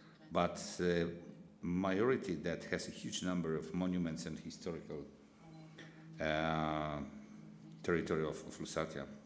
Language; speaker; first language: English; non-native, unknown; Polish